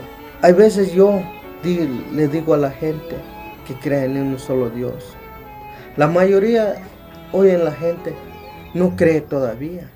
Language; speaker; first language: Spanish; non-native, local second language; Tzotzil